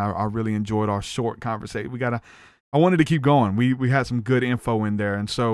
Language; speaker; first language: English; native; English